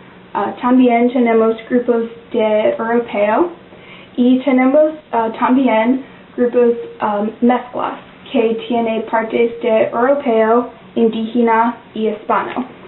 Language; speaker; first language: Spanish; non-native, learner; English